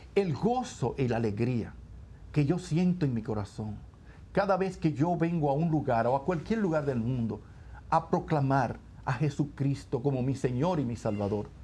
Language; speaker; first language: Spanish; native; Spanish